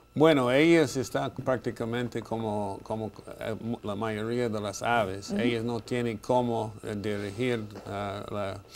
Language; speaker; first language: Spanish; non-native, fluent; English